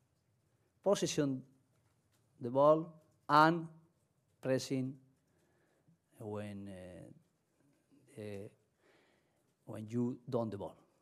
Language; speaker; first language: English; non-native, learner; Spanish